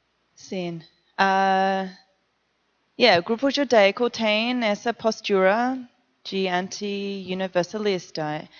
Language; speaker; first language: Portuguese; non-native, learner; English